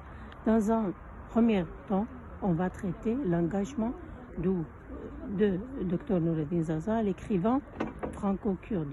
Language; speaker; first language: French; non-native, fluent; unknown